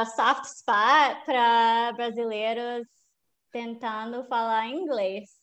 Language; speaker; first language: Portuguese; non-native, fluent; English